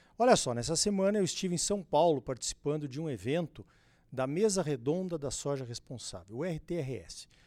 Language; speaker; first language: Portuguese; native; Portuguese